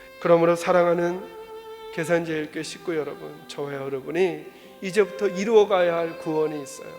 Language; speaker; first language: Korean; native; Korean